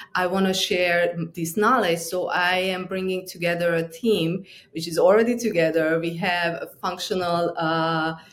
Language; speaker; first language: English; non-native, fluent; Romanian